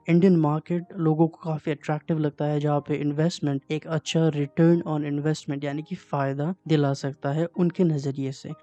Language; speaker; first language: Hindi; native; Hindi